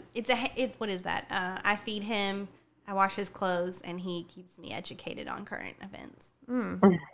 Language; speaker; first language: English; early bilingual, other home language; Spanish